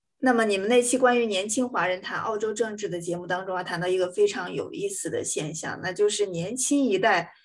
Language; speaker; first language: Chinese; native; Chinese